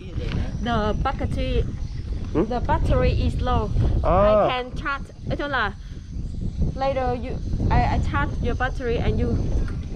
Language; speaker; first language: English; non-native, learner; Vietnamese